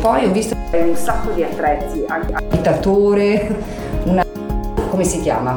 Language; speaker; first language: Italian; native; Italian